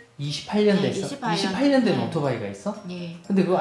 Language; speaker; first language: Korean; native; Korean